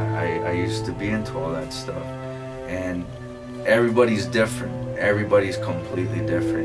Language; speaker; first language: English; early bilingual, other home language; Spanish